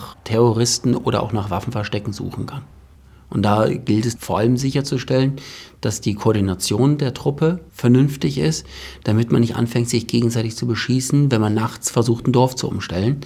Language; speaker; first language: German; native; German